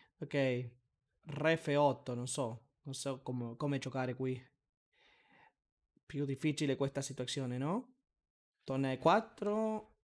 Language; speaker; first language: Italian; non-native, learner; Spanish